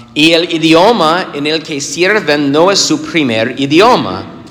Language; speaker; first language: Spanish; non-native, fluent; English